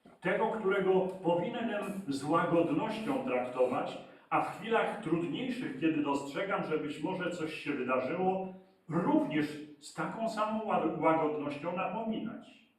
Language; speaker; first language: Polish; native; Polish